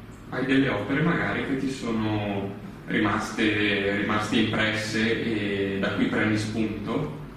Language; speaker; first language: Italian; native; Italian